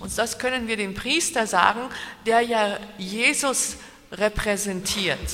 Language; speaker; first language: German; native; German